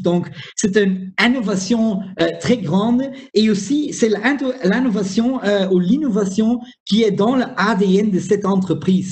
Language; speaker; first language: French; non-native, local second language; Dutch